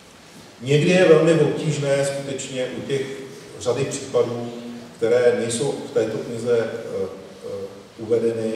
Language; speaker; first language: Czech; native; Czech